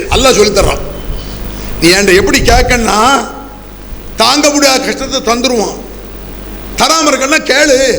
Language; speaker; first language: Tamil; native; Tamil